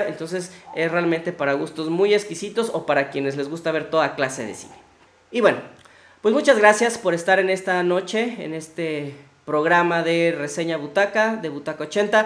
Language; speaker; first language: Spanish; native; Spanish